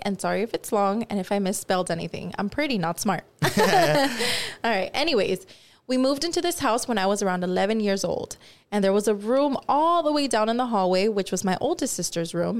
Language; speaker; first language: English; early bilingual, other home language; Spanish